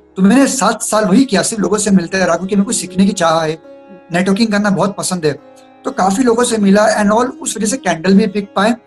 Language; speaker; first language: Hindi; non-native, local second language; Marathi